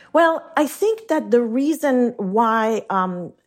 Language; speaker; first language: English; non-native, fluent; French